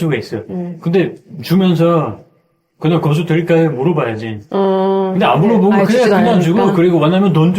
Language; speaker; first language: Korean; non-native, fluent; French